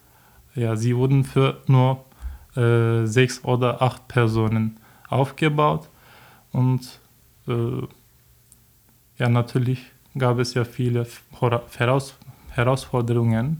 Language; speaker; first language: German; non-native, learner; Turkish